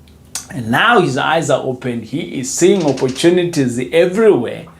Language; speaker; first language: English; non-native, local second language; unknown